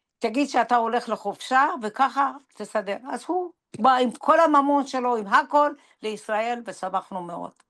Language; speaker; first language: Hebrew; non-native, fluent; Persian